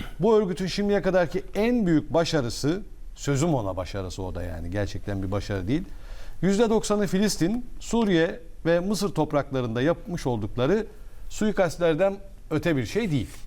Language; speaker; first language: Turkish; native; Turkish